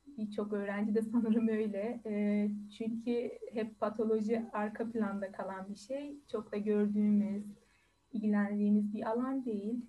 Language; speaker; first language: Turkish; non-native, fluent; Persian